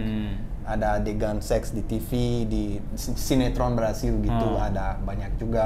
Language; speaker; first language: Indonesian; non-native, fluent; Portuguese